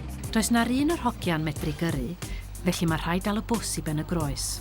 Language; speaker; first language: Welsh; native; Welsh